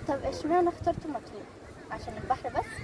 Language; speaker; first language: Arabic; native; Arabic